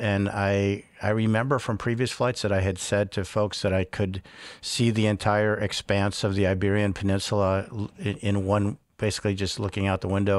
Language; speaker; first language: English; early bilingual, other home language; Spanish